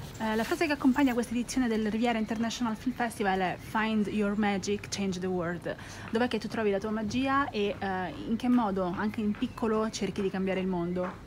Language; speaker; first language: Italian; native; Italian